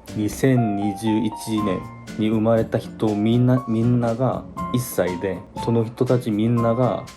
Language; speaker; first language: Japanese; non-native, fluent; Korean